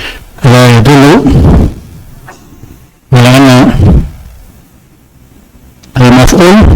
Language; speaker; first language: Arabic; non-native, fluent; Indonesian